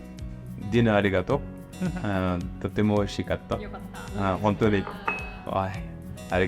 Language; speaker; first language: Japanese; non-native, learner; French